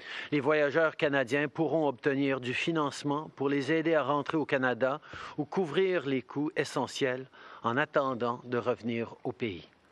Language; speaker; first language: French; native; French